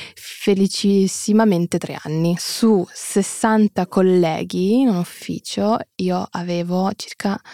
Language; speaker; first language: Italian; early bilingual, other home language; Russian